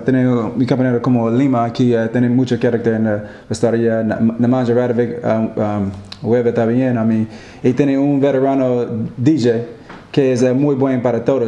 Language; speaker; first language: Spanish; non-native, learner; English